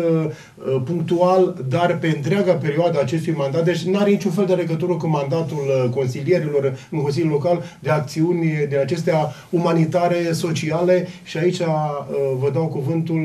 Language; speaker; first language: Romanian; native; Romanian